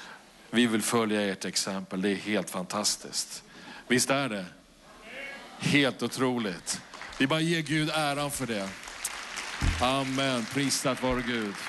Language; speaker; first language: Swedish; native; Swedish